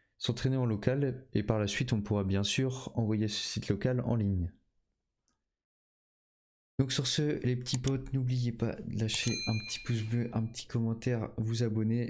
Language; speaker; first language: French; native; French